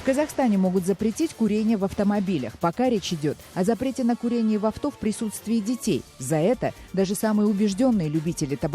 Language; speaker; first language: Russian; native; Russian